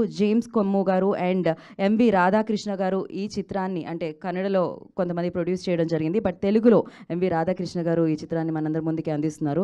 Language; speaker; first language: Telugu; native; Telugu